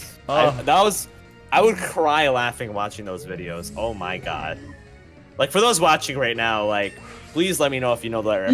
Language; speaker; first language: English; native; English